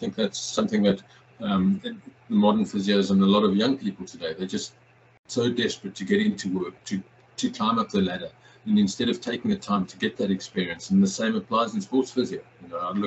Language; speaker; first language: English; native; English